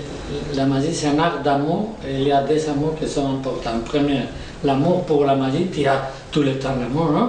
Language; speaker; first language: French; non-native, learner; Spanish